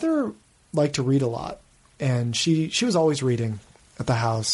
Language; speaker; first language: English; native; English